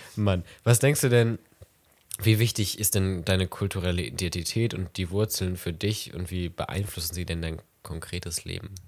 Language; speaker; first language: German; native; German